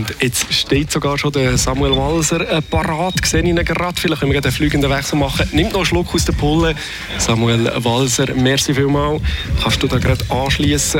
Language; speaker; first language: German; native; German